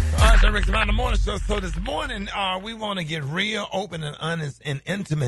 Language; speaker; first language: English; native; English